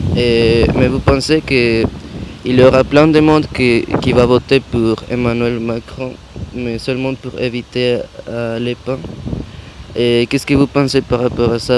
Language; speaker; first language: French; non-native, fluent; Spanish